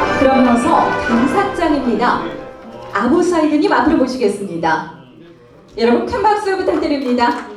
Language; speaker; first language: Korean; native; Korean